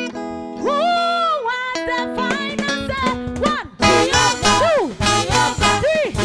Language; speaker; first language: English; non-native, local second language; Akan